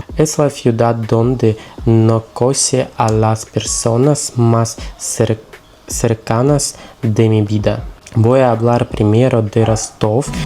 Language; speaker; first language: Spanish; non-native, learner; Russian